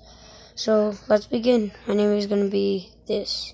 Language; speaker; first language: English; native; English